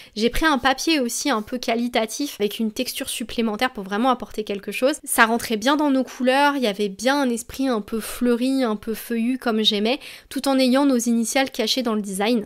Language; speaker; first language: French; native; French